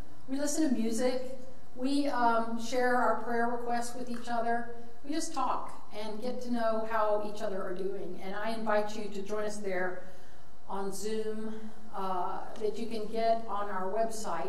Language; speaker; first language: English; native; English